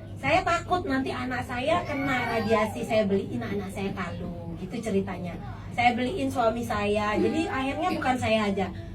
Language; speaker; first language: Indonesian; native; Indonesian